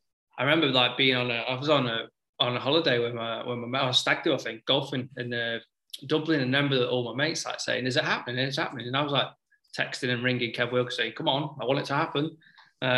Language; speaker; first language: English; native; English